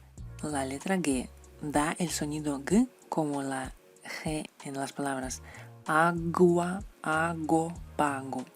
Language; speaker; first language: Spanish; non-native, fluent; Russian